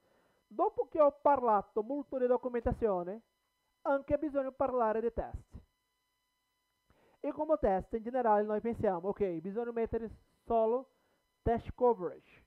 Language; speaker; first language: Italian; non-native, learner; Portuguese